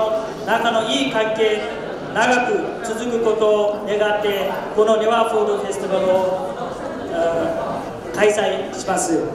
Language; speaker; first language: Japanese; non-native, fluent; Newari